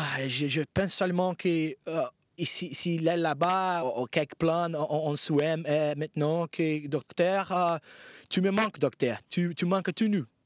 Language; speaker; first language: French; non-native, fluent; Portuguese